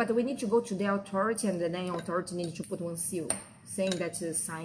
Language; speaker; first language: English; non-native, fluent; Portuguese